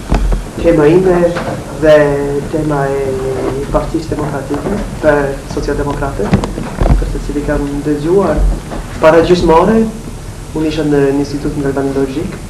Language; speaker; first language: Albanian; non-native, fluent; English